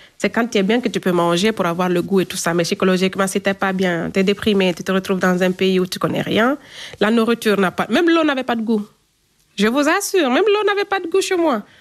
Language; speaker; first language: French; non-native, local second language; Fula